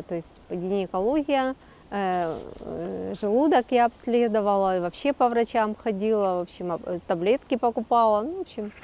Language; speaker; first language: Russian; native; Russian